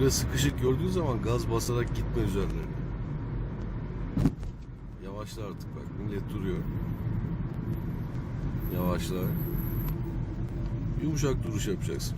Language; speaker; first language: Turkish; native; Turkish